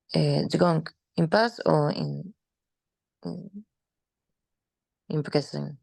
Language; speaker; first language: English; non-native, learner; Spanish